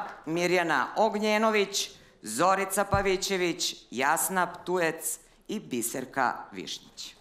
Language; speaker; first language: Serbian; native; Serbian